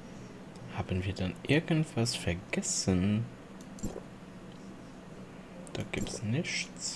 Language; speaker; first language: German; non-native, local second language; Luxembourgish